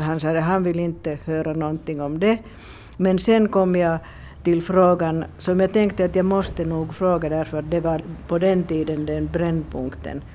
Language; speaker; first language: Swedish; non-native, local second language; Finnish